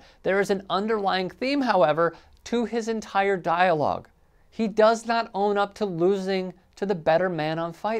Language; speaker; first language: English; native; English